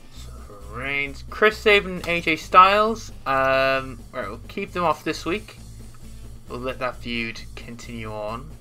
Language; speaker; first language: English; native; English